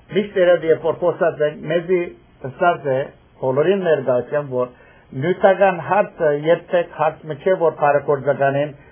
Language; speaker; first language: Armenian; early bilingual, heritage; Armenian